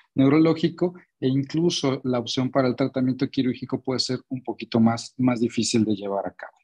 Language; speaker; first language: Spanish; native; Spanish